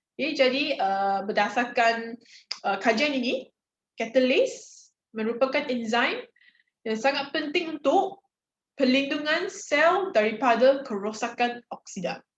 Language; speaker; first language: Malay; non-native, local second language; Chinese